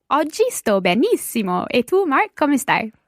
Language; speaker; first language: Italian; non-native, learner; English